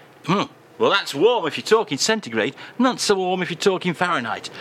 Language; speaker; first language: English; native; English